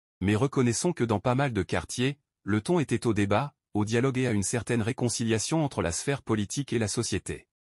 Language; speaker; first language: French; non-native, local second language; Arabic